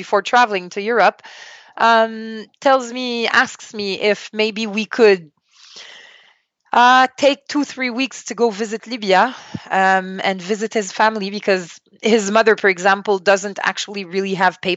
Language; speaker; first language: English; non-native, fluent; French